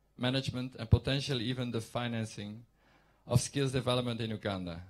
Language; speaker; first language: English; non-native, fluent; Dutch